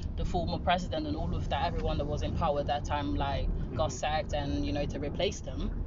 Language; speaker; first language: English; non-native, fluent; Dutch